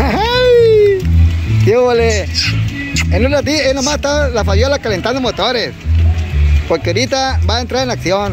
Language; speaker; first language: Spanish; native; Spanish